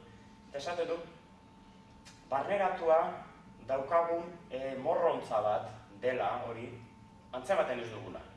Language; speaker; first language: Basque; native; Basque